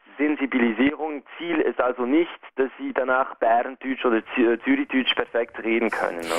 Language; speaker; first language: German; non-native, local second language; French